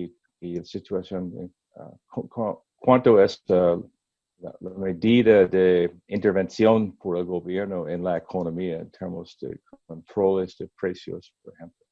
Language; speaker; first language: Spanish; non-native, learner; English